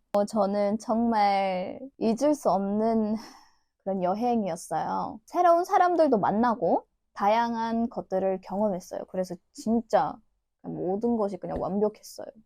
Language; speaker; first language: Korean; non-native, fluent; Turkish